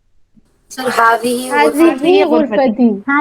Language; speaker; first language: Arabic; non-native, learner; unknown